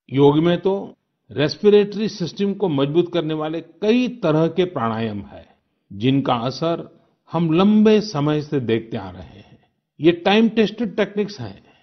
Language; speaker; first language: Hindi; non-native, local second language; Gujarati